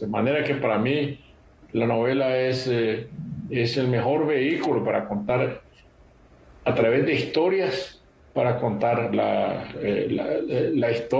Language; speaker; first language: Spanish; native; Spanish